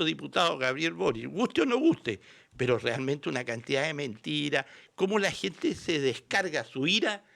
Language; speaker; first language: Spanish; native; Spanish